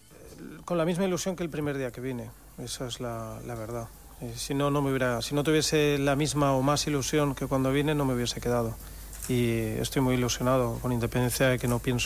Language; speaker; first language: Spanish; native; Spanish